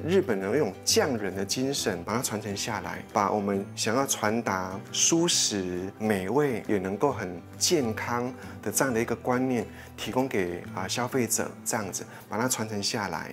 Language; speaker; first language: Chinese; native; Chinese